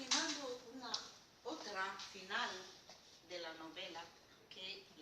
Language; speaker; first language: Spanish; non-native, learner; Arabic